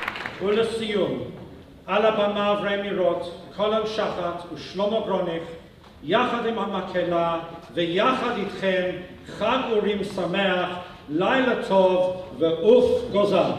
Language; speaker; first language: Hebrew; native; Hebrew